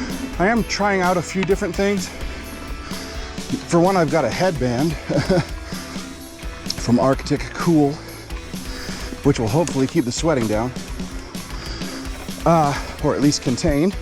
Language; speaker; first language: English; native; English